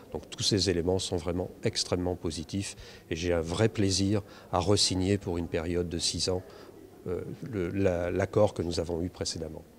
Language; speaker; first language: French; native; French